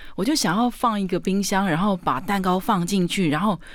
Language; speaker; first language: Chinese; native; Chinese